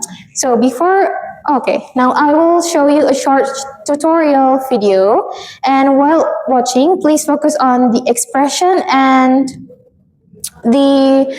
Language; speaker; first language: English; non-native, fluent; Indonesian